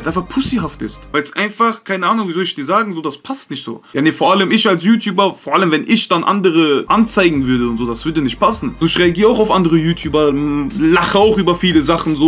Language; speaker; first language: German; early bilingual, other home language; Turkish